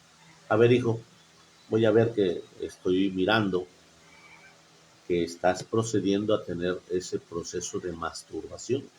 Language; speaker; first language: Spanish; native; Spanish